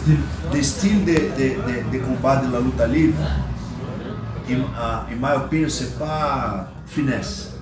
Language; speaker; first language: French; non-native, learner; Portuguese